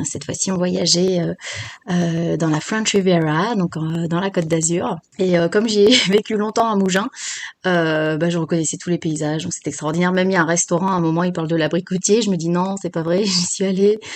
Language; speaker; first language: French; native; French